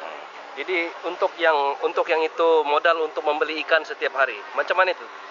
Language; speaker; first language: Indonesian; non-native, local second language; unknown